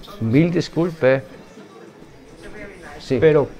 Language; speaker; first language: Spanish; non-native, learner; German